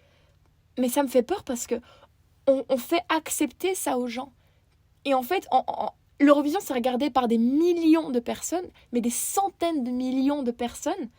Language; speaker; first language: French; native; French